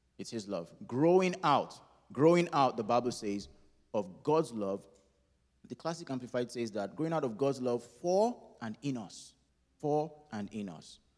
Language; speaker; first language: English; non-native, local second language; Yoruba